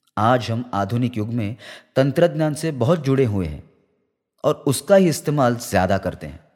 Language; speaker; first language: Hindi; non-native, local second language; Marathi